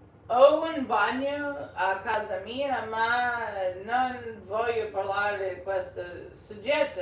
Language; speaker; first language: Italian; non-native, learner; English